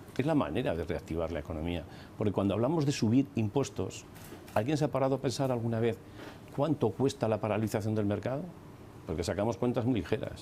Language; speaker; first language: Spanish; native; Spanish